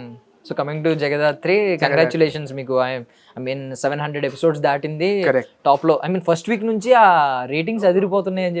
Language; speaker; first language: Telugu; native; Telugu